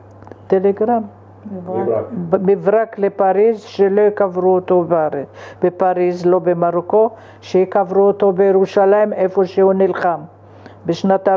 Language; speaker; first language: Hebrew; non-native, fluent; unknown